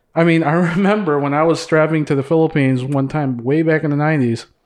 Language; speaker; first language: English; early bilingual, other home language; Cebuano